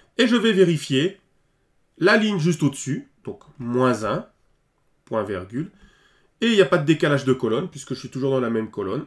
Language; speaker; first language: French; native; French